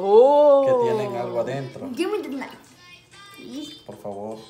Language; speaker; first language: Spanish; early bilingual, heritage; Spanish